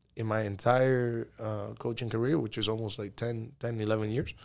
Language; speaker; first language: English; early bilingual, other home language; Spanish